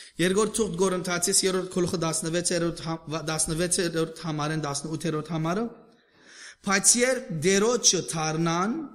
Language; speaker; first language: Armenian; early bilingual, heritage; Armenian